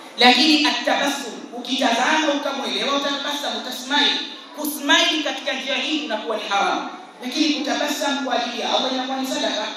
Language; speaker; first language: Swahili; native; Swahili